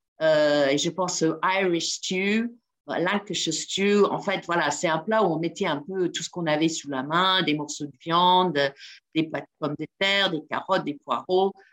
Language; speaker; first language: French; non-native, fluent; English